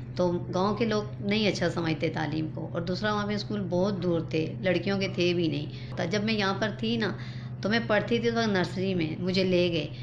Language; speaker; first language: Urdu; non-native, local second language; Northern Hindko